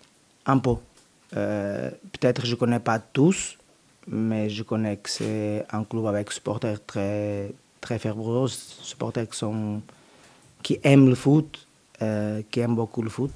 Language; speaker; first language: French; non-native, learner; Portuguese